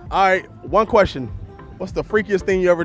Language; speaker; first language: English; native; English